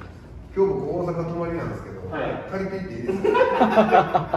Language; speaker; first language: Japanese; native; Japanese